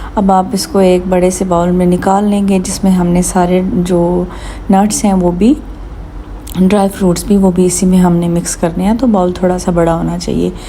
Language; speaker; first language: Urdu; non-native, local second language; Punjabi